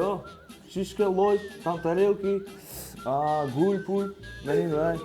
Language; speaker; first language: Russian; non-native, local second language; Tajik